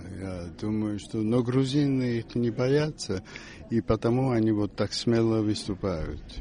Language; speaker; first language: Russian; non-native, local second language; Georgian